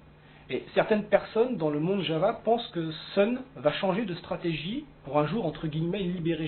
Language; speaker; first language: French; native; French